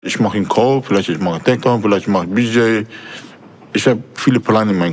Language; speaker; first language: German; non-native, learner; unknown